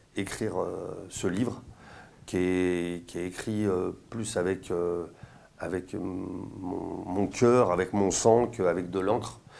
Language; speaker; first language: French; native; French